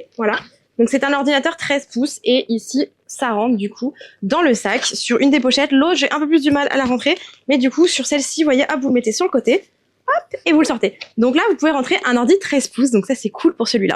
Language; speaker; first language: French; native; French